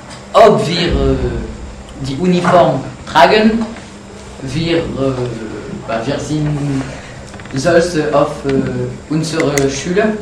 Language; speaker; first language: German; non-native, learner; French